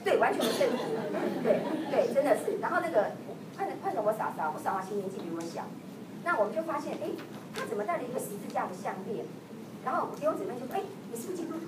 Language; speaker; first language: Chinese; native; Chinese